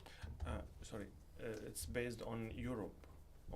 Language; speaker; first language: English; non-native, learner; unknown